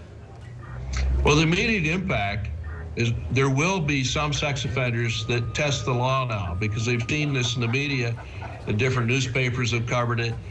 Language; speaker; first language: English; native; English